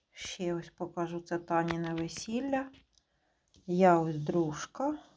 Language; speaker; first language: Ukrainian; native; Ukrainian